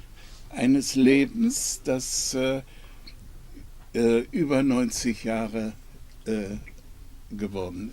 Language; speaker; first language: German; non-native, fluent; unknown